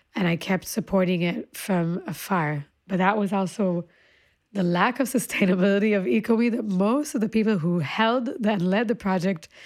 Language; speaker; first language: English; early bilingual, other home language; Hebrew